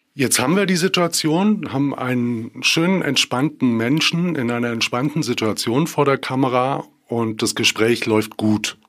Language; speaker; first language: German; native; German